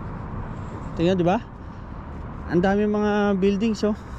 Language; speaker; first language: Filipino; native; Filipino